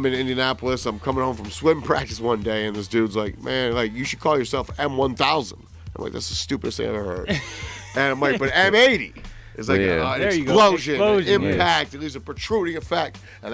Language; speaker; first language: English; native; English